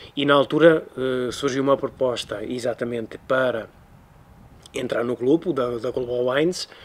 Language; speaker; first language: Portuguese; native; Portuguese